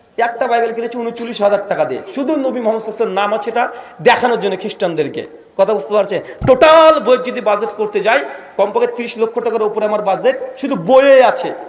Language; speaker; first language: Bangla; native; Bangla